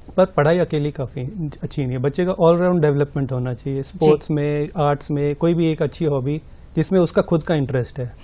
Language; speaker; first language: Hindi; native; Hindi